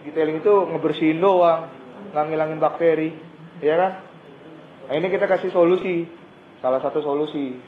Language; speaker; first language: Malay; native; Malay